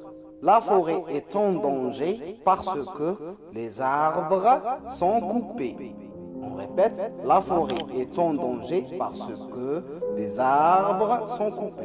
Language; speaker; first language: French; non-native, local second language; Arabic